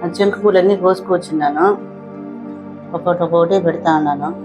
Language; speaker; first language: Telugu; native; Telugu